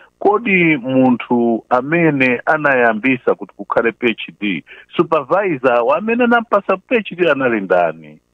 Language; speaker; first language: Nyanja; non-native, local second language; Tumbuka